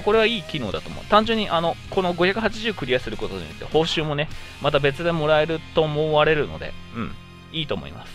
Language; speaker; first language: Japanese; native; Japanese